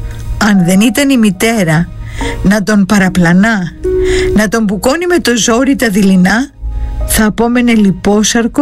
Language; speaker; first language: Greek; native; Greek